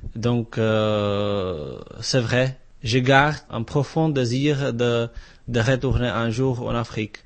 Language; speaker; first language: French; non-native, fluent; Czech